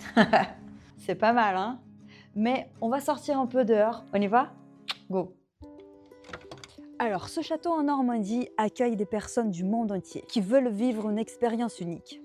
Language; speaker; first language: French; non-native, fluent; Portuguese